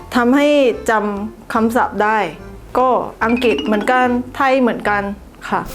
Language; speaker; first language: Thai; non-native, fluent; Korean